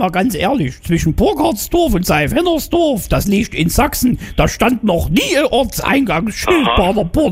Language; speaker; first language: German; native; German